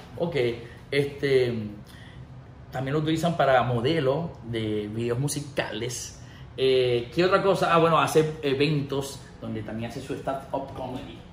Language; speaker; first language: Spanish; native; Spanish